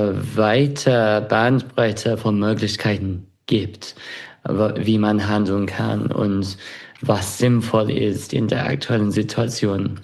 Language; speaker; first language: German; non-native, fluent; English